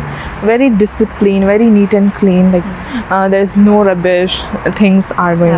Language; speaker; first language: English; non-native, fluent; Hindi